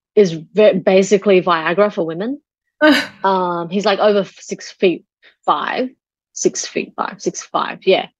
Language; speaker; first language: English; early bilingual, other home language; Chinese